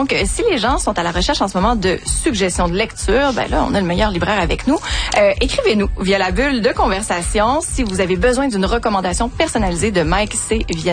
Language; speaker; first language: French; native; French